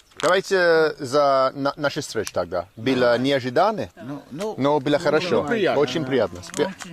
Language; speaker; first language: Russian; non-native, learner; English